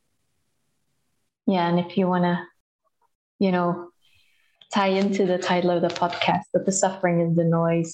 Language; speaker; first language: English; non-native, fluent; Dutch